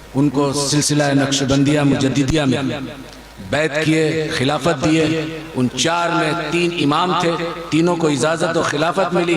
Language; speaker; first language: Hindi; non-native, fluent; Chinese